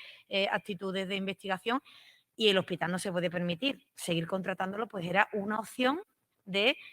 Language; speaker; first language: Spanish; native; Spanish